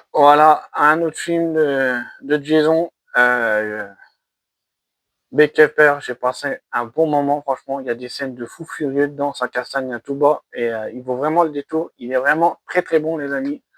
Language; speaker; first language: French; native; French